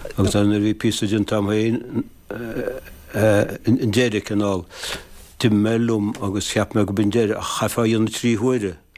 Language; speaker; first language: Irish; native; Irish